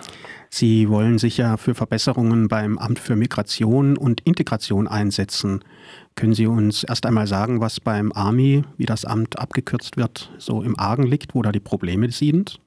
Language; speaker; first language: German; native; German